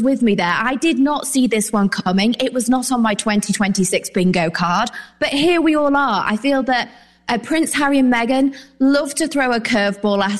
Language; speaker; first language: English; native; English